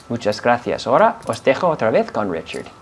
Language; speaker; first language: Spanish; non-native, fluent; English